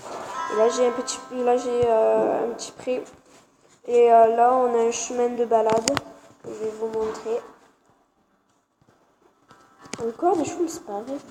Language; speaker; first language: French; native; French